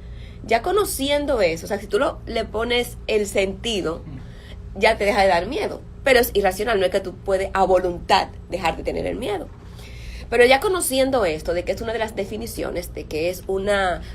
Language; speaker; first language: Spanish; native; Spanish